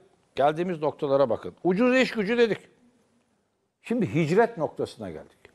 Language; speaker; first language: Turkish; native; Turkish